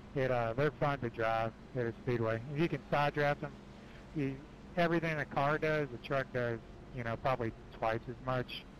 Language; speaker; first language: English; native; English